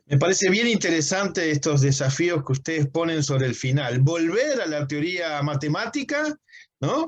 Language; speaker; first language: Spanish; native; Spanish